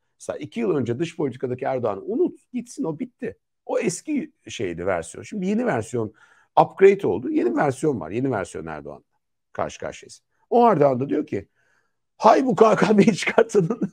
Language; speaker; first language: Turkish; native; Turkish